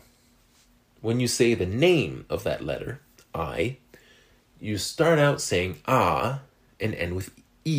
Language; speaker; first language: English; non-native, fluent; French